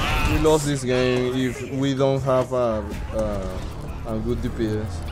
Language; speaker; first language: English; non-native, learner; Spanish